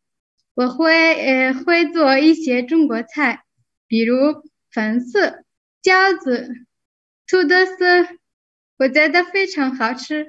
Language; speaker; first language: Chinese; non-native, learner; Arabic